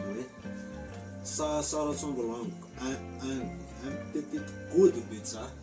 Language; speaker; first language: French; non-native, local second language; Malagasy